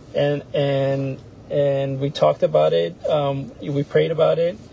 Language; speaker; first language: English; native; English